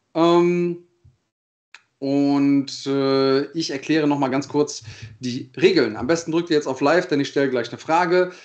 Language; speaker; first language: German; native; German